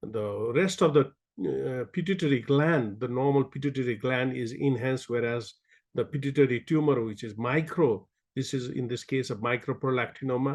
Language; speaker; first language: English; non-native, local second language; Nepali